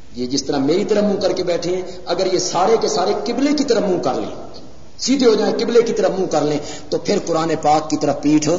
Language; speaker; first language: Urdu; non-native, local second language; Punjabi